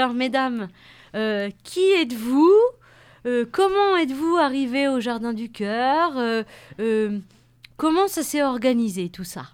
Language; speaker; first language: French; native; French